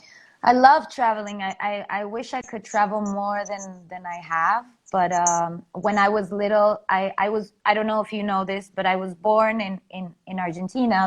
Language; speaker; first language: English; non-native, fluent; Spanish